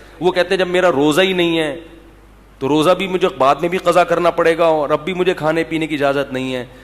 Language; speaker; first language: Urdu; native; Urdu